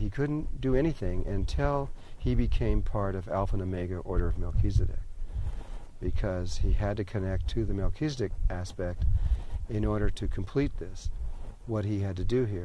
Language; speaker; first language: English; native; English